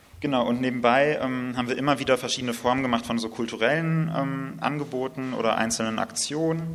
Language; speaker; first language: German; native; German